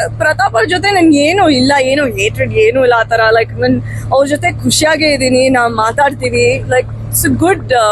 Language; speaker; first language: Kannada; non-native, fluent; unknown